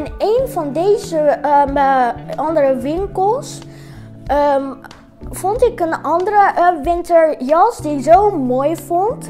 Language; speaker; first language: Dutch; non-native, learner; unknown